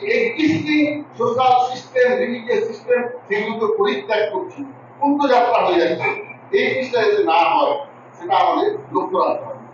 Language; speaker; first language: Bangla; non-native, local second language; Santali